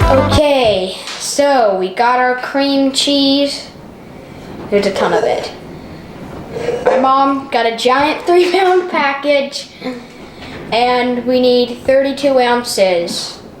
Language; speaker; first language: English; native; English